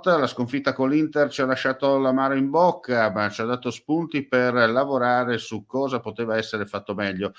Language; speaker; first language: Italian; native; Italian